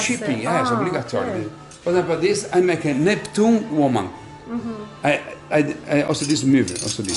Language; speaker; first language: English; non-native, learner; Italian